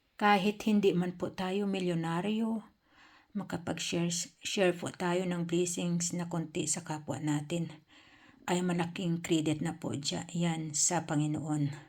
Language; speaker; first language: Filipino; native; Filipino